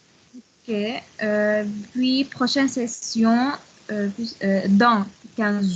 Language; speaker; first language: French; non-native, learner; Arabic